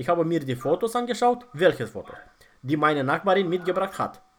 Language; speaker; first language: German; non-native, fluent; Romanian